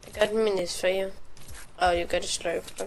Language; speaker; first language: English; non-native, fluent; Danish